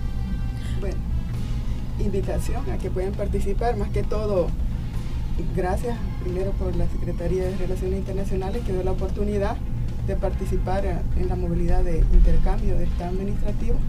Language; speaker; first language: Spanish; native; Spanish